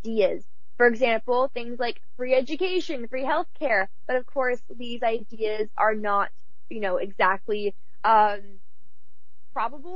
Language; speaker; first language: English; native; English